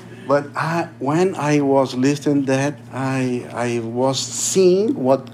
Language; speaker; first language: English; non-native, learner; Portuguese